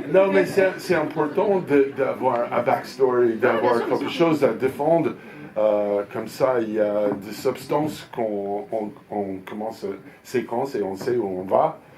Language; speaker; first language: French; non-native, fluent; English